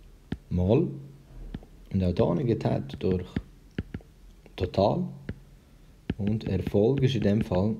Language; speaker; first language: German; early bilingual, other home language; Albanian